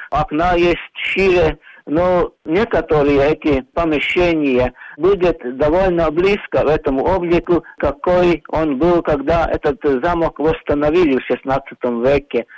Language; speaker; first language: Russian; non-native, local second language; Latvian